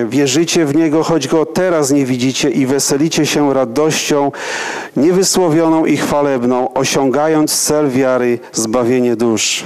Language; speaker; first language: Polish; native; Polish